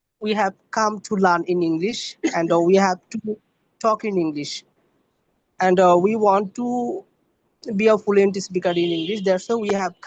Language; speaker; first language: English; non-native, learner; Bangla